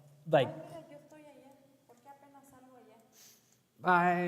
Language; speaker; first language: Spanish; native; Spanish